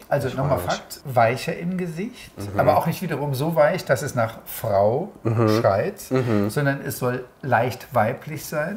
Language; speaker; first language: German; native; German